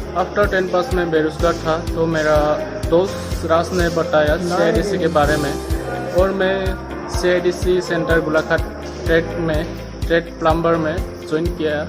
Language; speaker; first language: Hindi; non-native, local second language; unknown